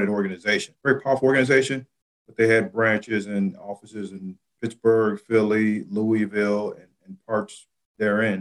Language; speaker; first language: English; native; English